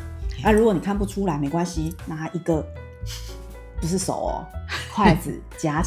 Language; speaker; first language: Chinese; native; Chinese